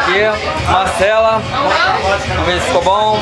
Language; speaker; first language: Portuguese; native; Portuguese